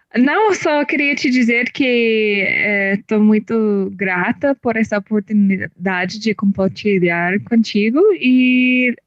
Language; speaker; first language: Portuguese; non-native, fluent; English